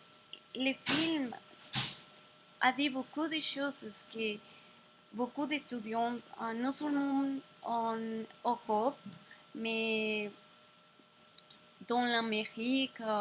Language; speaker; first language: French; non-native, learner; Spanish